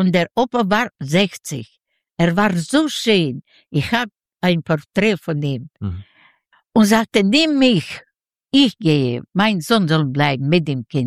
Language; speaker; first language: German; non-native, fluent; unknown